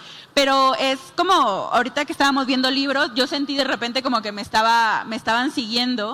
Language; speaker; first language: Spanish; native; Spanish